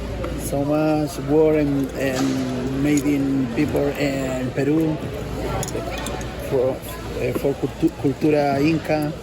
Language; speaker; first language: English; non-native, learner; Spanish